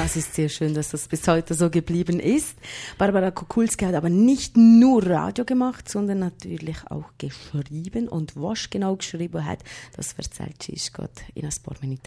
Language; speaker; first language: German; native; German